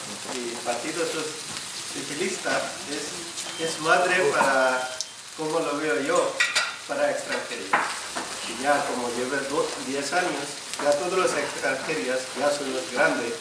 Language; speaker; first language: Spanish; non-native, fluent; Urdu